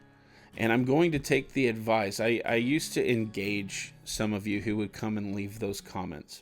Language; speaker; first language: English; native; English